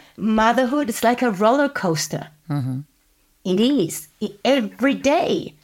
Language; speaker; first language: English; non-native, fluent; Spanish